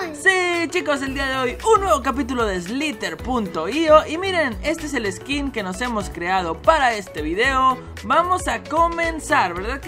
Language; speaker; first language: Spanish; native; Spanish